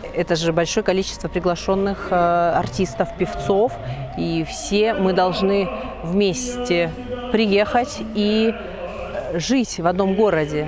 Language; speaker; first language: Russian; native; Russian